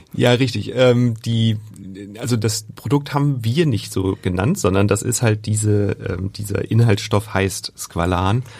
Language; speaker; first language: German; native; German